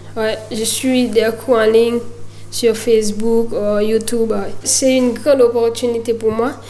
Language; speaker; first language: French; native; French